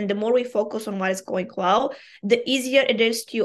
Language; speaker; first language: English; non-native, fluent; Bulgarian